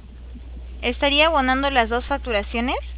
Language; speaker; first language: Spanish; native; Spanish